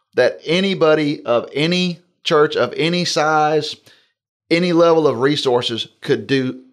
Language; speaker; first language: English; native; English